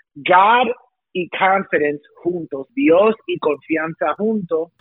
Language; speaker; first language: Spanish; early bilingual, heritage; Spanish